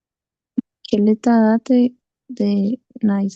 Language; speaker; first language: French; non-native, learner; Spanish